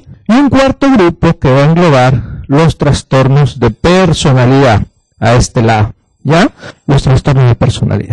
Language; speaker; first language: Spanish; native; Spanish